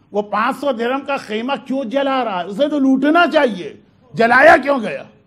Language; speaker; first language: Hindi; native; Hindi